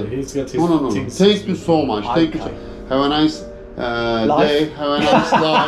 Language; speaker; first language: English; non-native, learner; Turkish